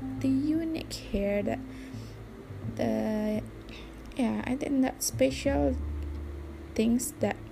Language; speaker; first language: English; non-native, learner; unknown